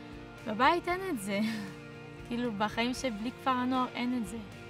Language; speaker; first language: Hebrew; early bilingual, other home language; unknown